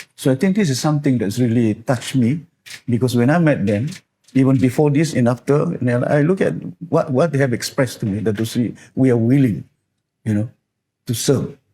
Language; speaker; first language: English; non-native, local second language; Malay